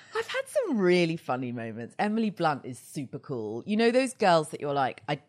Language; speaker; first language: English; native; English